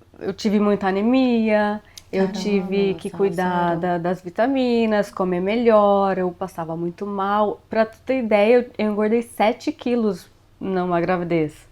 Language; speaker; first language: Portuguese; native; Portuguese